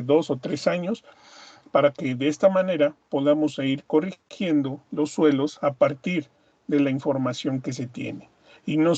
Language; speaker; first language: Spanish; native; Spanish